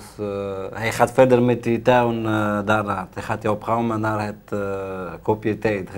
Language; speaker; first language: Dutch; non-native, learner; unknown